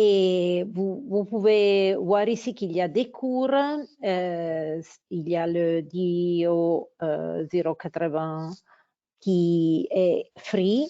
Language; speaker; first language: French; non-native, fluent; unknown